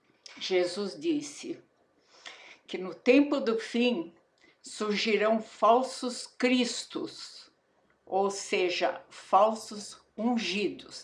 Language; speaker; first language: Portuguese; native; Portuguese